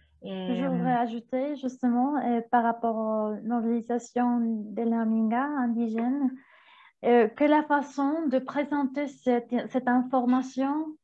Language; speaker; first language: French; non-native, fluent; Spanish